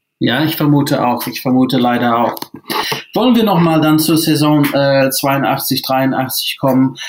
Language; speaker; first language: German; non-native, fluent; English